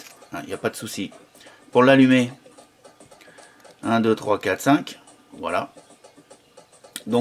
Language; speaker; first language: French; native; French